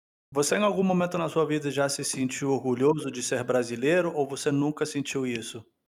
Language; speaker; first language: Portuguese; non-native, fluent; English